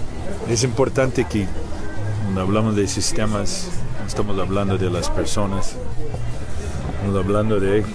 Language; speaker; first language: Spanish; non-native, learner; English